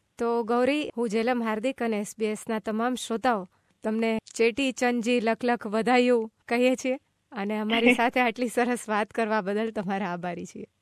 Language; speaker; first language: Gujarati; native; Gujarati